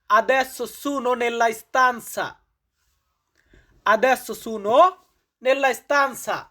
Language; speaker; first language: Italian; non-native, learner; Bangla